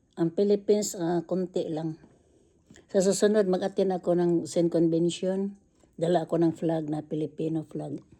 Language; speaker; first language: Filipino; non-native, local second language; Cebuano